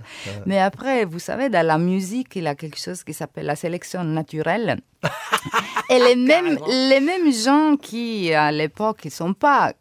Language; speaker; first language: French; non-native, fluent; Italian